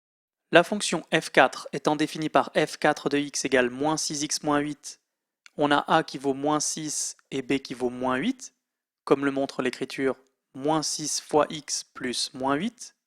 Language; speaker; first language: French; native; French